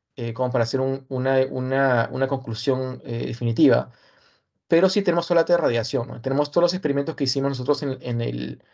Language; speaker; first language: Spanish; native; Spanish